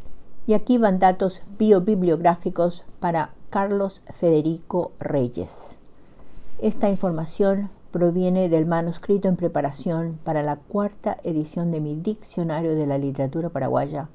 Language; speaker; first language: Spanish; native; Spanish